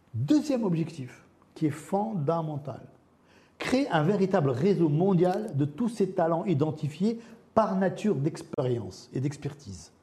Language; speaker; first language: French; early bilingual, other home language; Arabic